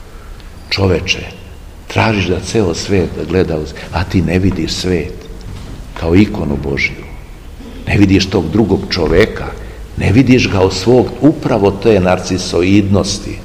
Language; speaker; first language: Serbian; native; Serbian